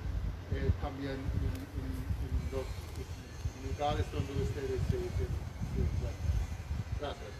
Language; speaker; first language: Spanish; non-native, learner; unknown